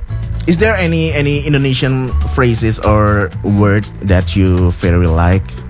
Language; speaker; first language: English; non-native, fluent; Indonesian